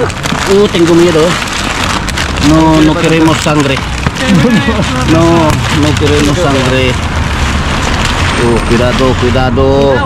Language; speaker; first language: Spanish; non-native, learner; Filipino